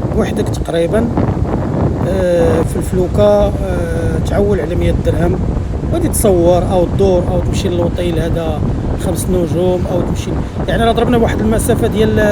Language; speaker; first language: Arabic; native; Arabic